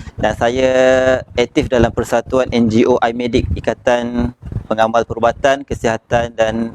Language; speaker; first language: Malay; native; Malay